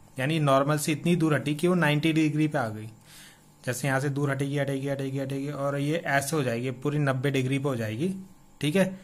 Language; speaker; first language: Hindi; native; Hindi